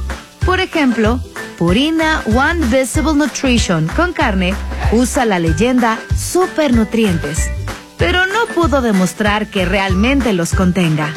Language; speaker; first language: Spanish; native; Spanish